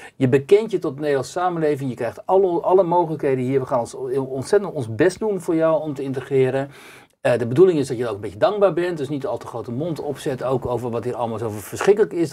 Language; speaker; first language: Dutch; native; Dutch